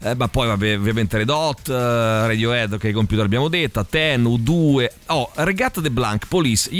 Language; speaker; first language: Italian; native; Italian